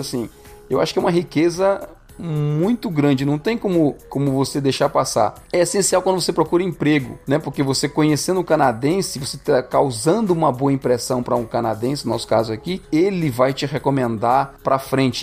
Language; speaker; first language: Portuguese; native; Portuguese